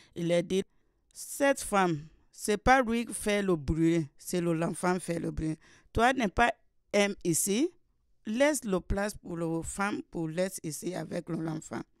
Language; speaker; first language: French; non-native, learner; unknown